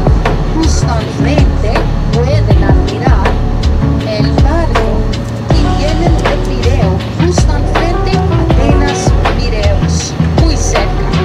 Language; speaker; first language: Spanish; non-native, learner; Greek